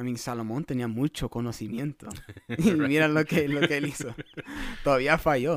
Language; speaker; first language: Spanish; early bilingual, heritage; Spanish